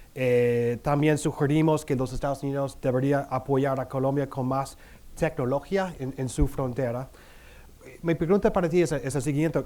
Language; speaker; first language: Spanish; non-native, fluent; English